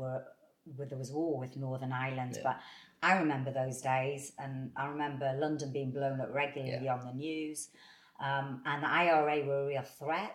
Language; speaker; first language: English; native; English